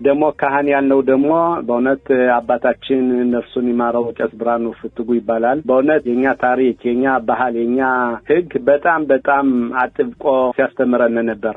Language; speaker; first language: Amharic; early bilingual, heritage; Amharic